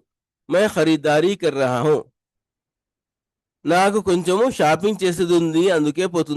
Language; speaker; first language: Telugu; non-native, local second language; Urdu